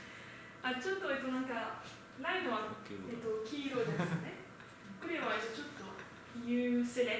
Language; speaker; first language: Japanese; non-native, learner; French